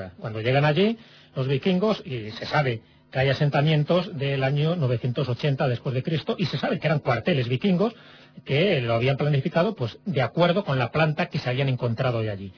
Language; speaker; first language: Spanish; native; Spanish